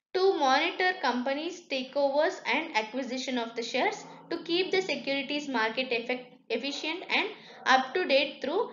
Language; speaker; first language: English; non-native, local second language; Kannada